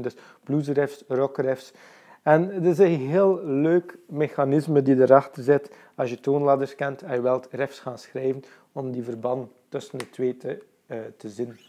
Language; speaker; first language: Dutch; native; Dutch